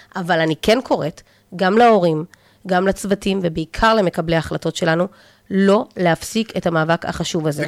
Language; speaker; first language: Hebrew; native; Hebrew